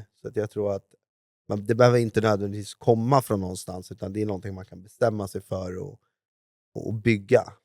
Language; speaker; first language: Swedish; native; Swedish